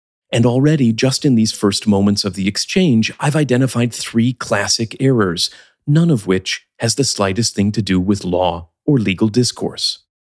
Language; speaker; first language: English; native; English